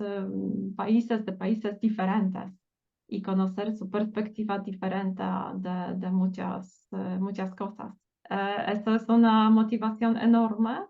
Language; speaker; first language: Spanish; non-native, fluent; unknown